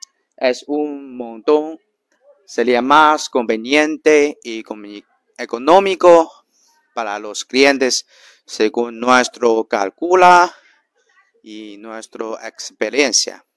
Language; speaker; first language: Spanish; non-native, learner; Chinese